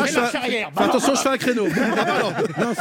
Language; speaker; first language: French; native; French